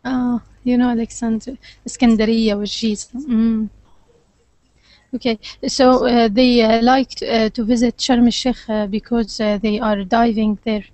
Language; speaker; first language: English; non-native, learner; Arabic